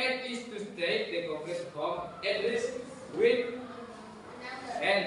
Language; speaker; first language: English; non-native, learner; Indonesian